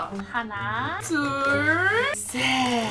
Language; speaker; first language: Korean; non-native, learner; English